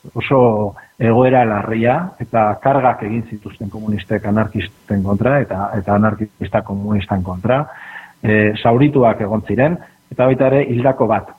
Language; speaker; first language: Basque; native; Basque